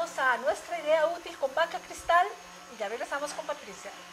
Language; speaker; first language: Spanish; native; Spanish